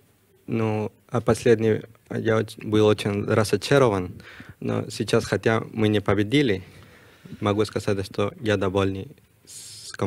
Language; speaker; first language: Russian; non-native, learner; Spanish